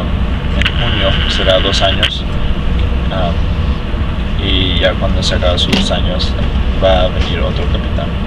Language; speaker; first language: Spanish; early bilingual, heritage; Spanish